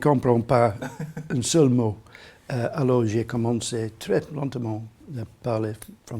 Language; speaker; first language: French; non-native, learner; English